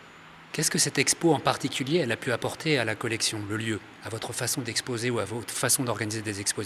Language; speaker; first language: French; native; French